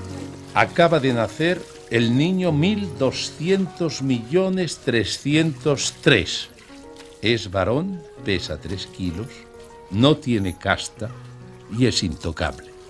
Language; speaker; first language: Spanish; native; Spanish